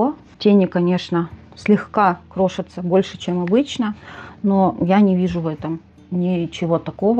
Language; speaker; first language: Russian; native; Russian